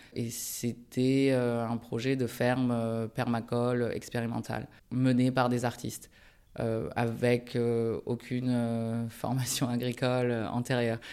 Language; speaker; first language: French; early bilingual, other home language; Japanese